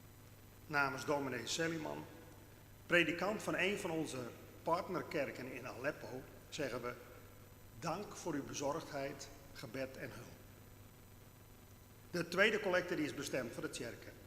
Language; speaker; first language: Dutch; non-native, local second language; Western Frisian